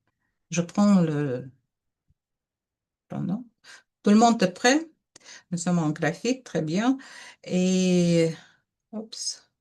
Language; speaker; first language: French; non-native, learner; Russian